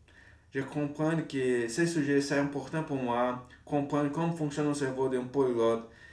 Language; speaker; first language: French; non-native, learner; Portuguese